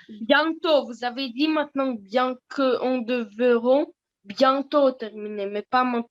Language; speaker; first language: French; non-native, learner; Russian